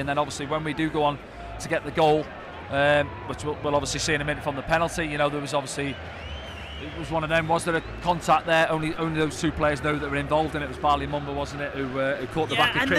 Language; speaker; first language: English; native; English